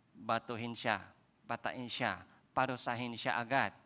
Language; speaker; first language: Filipino; non-native, fluent; Korean